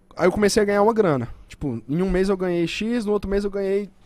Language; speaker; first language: Portuguese; native; Portuguese